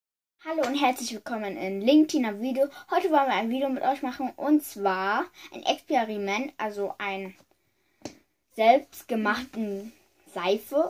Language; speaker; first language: German; early bilingual, other home language; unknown